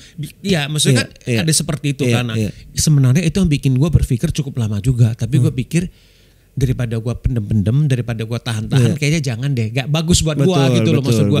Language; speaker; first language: Indonesian; native; Indonesian